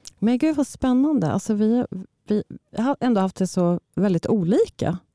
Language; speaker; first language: Swedish; early bilingual, other home language; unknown